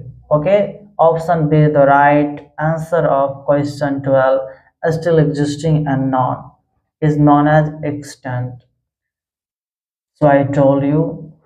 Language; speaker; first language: English; non-native, local second language; Hindi